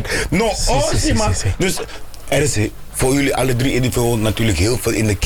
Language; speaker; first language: Dutch; native; Dutch